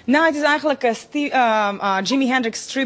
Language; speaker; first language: Dutch; non-native, fluent; Serbian